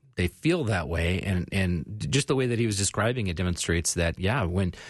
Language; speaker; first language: English; native; English